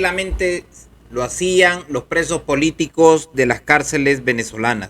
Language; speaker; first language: Spanish; native; Spanish